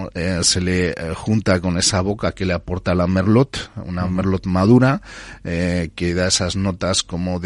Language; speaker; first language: Spanish; native; Spanish